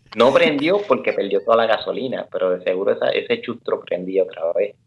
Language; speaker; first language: Spanish; native; Spanish